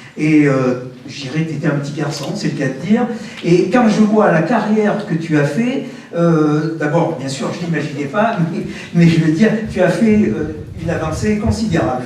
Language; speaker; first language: French; native; French